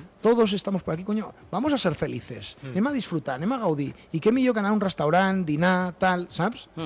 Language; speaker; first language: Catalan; non-native, local second language; Spanish